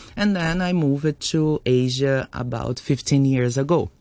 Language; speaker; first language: English; non-native, fluent; Portuguese